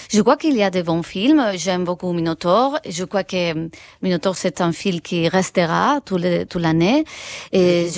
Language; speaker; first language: French; non-native, fluent; Spanish